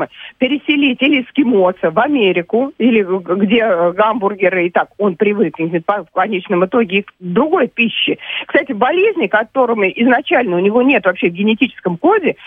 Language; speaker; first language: Russian; native; Russian